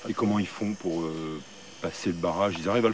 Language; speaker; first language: French; native; French